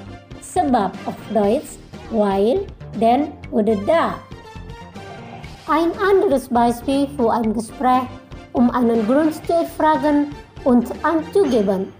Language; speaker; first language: German; non-native, fluent; Indonesian